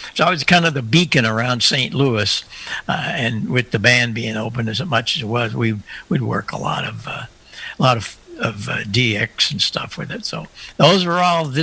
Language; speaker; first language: English; native; English